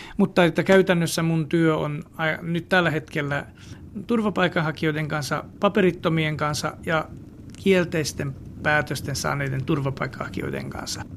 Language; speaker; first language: Finnish; non-native, fluent; Hungarian